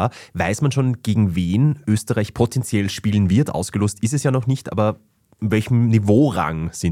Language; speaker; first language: German; native; German